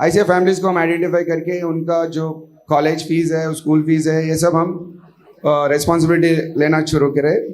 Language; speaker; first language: Hindi; non-native, local second language; Marathi